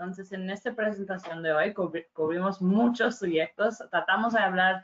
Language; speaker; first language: Spanish; non-native, fluent; English